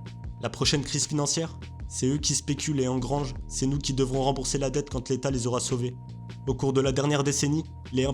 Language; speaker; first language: French; native; French